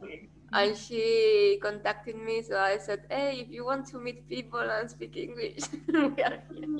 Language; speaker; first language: English; non-native, fluent; Spanish